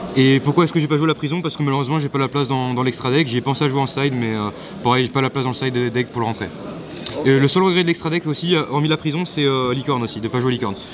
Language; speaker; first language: French; native; French